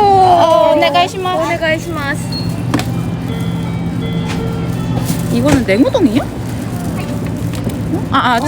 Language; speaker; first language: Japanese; non-native, learner; Korean